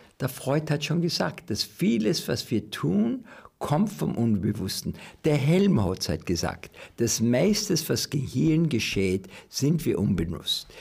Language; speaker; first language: German; non-native, learner; English